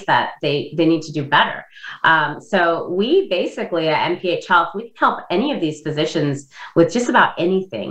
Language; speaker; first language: English; non-native, fluent; Indonesian